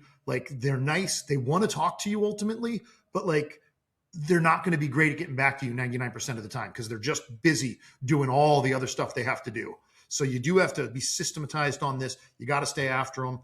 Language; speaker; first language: English; native; English